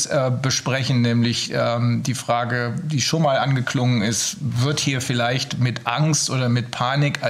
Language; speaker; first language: German; native; German